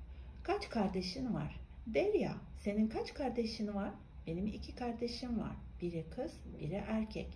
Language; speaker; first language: Turkish; non-native, fluent; Kazakh